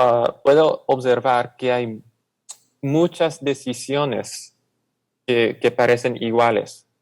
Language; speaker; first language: Spanish; non-native, fluent; English